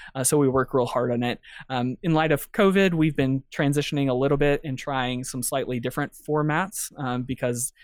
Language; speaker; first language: English; native; English